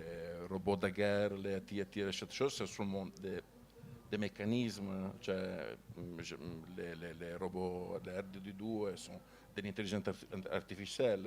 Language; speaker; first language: French; non-native, learner; Italian